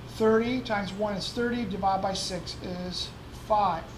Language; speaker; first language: English; native; English